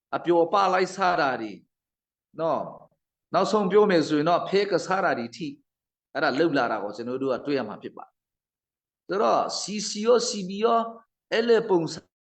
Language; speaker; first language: Burmese; non-native, local second language; Hakha Chin